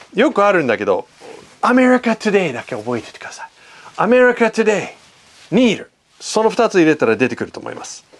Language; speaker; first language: Japanese; non-native, fluent; English